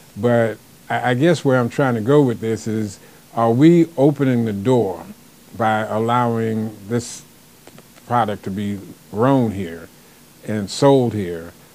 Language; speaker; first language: English; native; English